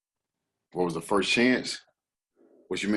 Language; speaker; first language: English; native; English